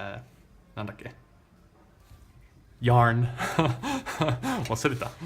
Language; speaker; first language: Japanese; non-native, learner; English